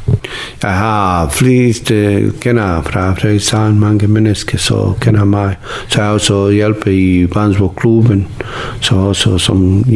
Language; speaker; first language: Danish; non-native, learner; Bosnian